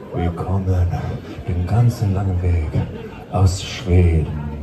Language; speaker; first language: German; non-native, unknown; Swedish